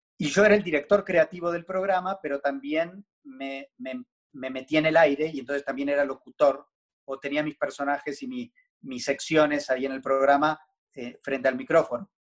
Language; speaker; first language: Spanish; native; Spanish